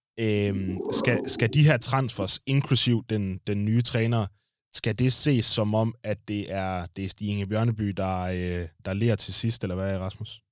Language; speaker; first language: Danish; native; Danish